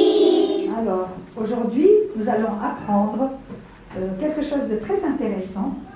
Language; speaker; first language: French; non-native, local second language; Arabic